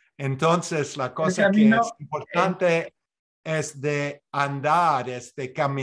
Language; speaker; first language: Spanish; non-native, fluent; English